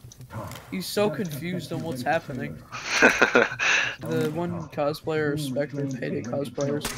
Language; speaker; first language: English; native; English